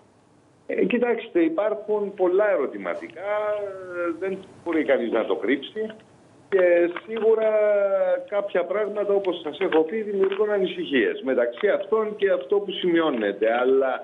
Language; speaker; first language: Greek; native; Greek